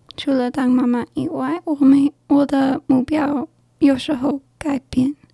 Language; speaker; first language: Chinese; non-native, learner; English